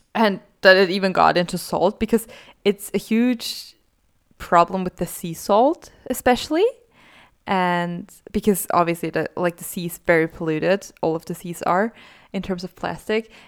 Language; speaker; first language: English; non-native, fluent; German